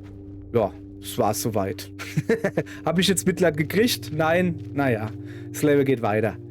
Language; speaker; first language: German; native; German